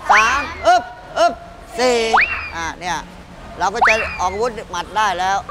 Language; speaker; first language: Thai; native; Thai